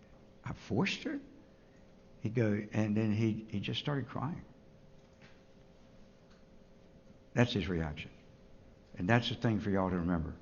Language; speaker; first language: English; native; English